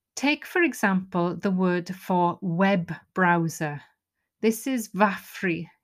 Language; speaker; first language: English; non-native, local second language; Welsh